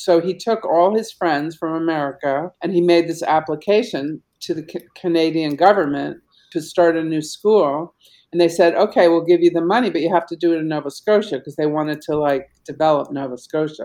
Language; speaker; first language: English; native; English